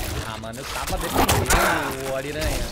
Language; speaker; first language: Portuguese; native; Portuguese